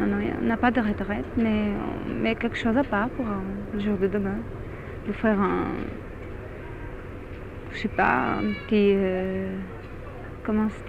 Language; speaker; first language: French; non-native, fluent; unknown